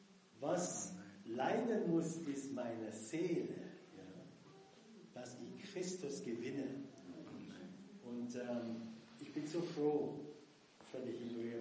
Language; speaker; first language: German; non-native, fluent; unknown